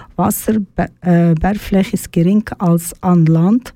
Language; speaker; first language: German; non-native, learner; Turkish